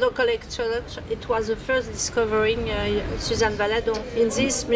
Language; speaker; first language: English; non-native, learner; French